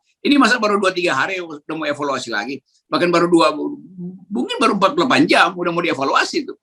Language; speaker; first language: Indonesian; native; Indonesian